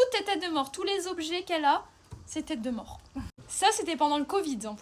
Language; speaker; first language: French; native; French